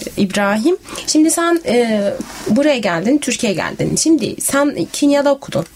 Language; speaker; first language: Turkish; native; Turkish